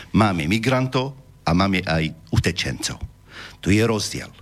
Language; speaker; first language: Slovak; non-native, fluent; Arabic